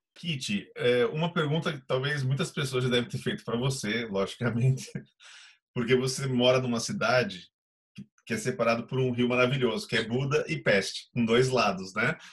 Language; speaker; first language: Portuguese; native; Portuguese